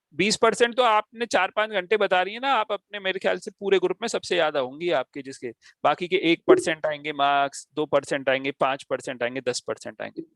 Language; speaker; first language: Hindi; native; Hindi